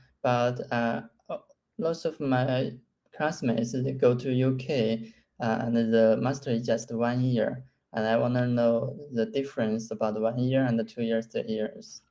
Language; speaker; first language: English; non-native, learner; Chinese